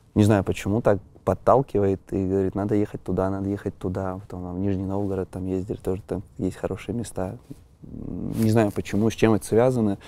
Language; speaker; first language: Russian; native; Russian